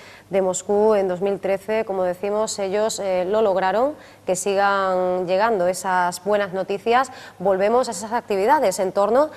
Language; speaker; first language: Spanish; native; Spanish